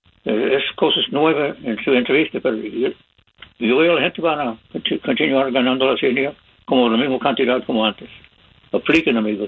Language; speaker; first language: Spanish; non-native, fluent; English